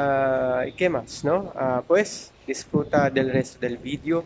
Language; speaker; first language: Spanish; non-native, learner; Filipino